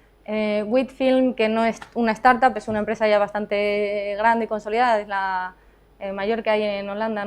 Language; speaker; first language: Spanish; native; Spanish